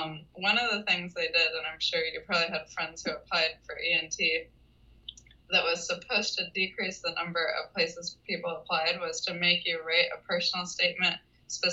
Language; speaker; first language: English; native; English